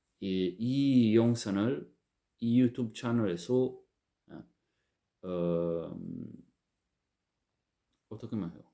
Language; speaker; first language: Korean; non-native, learner; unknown